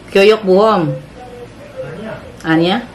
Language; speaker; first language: Korean; non-native, learner; Filipino